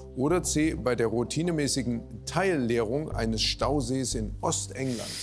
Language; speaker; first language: German; native; German